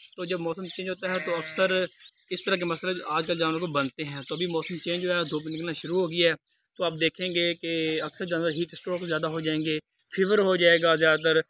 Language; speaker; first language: Urdu; non-native, local second language; Punjabi